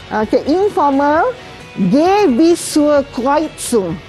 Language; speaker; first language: German; non-native, fluent; Malay